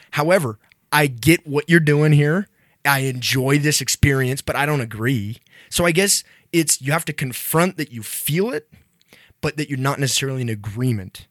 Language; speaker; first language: English; native; English